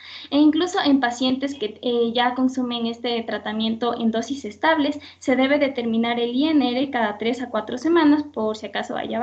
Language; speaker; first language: Spanish; native; Spanish